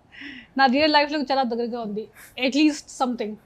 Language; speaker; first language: Telugu; non-native, fluent; Hindi